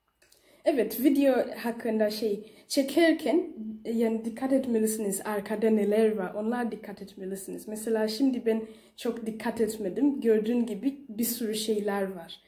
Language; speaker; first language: Turkish; non-native, learner; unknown